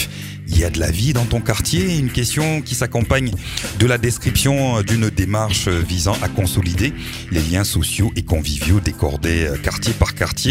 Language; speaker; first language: French; native; French